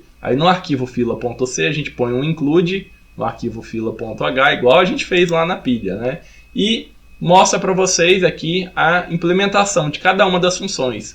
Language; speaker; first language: Portuguese; native; Portuguese